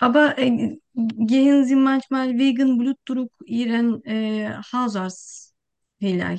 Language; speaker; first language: German; non-native, learner; Turkish